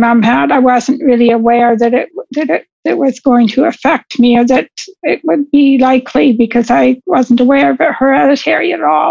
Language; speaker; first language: English; native; English